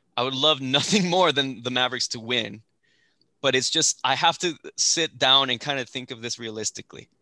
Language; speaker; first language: English; early bilingual, other home language; Spanish